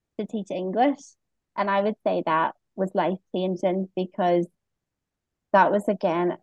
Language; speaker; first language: English; native; English